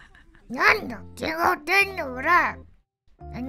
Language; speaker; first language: Japanese; non-native, learner; English